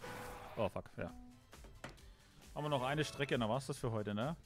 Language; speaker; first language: German; native; German